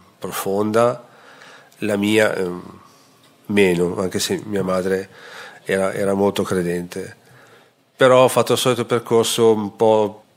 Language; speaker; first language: Italian; native; Italian